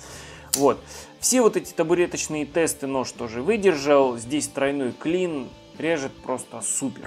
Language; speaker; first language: Russian; native; Russian